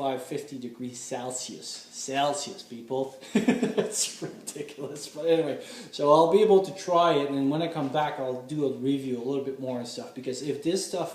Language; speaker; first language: English; non-native, fluent; French